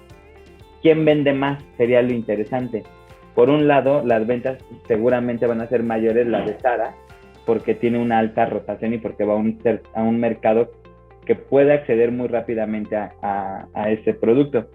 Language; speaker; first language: Spanish; native; Spanish